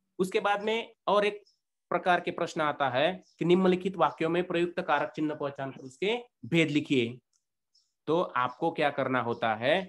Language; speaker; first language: Hindi; non-native, local second language; Marathi